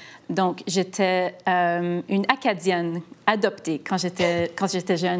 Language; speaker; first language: French; early bilingual, heritage; French